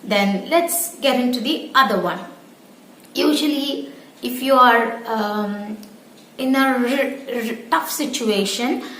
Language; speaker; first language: English; non-native, local second language; Telugu